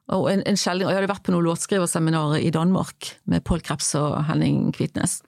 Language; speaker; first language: Norwegian; non-native, fluent; English